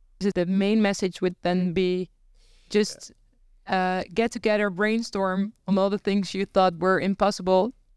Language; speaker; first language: English; non-native, fluent; Dutch